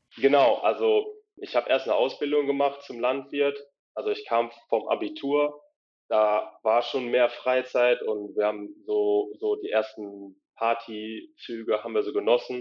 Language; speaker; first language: German; native; German